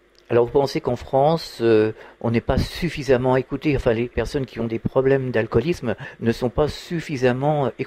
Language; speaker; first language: French; native; French